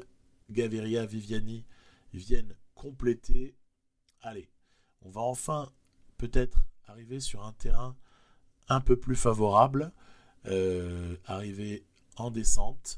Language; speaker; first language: French; native; French